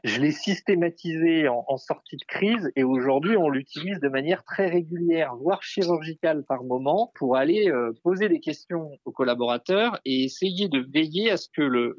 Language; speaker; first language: French; native; French